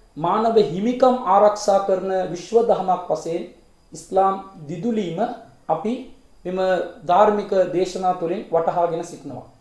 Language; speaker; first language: Sinhala; non-native, local second language; Tamil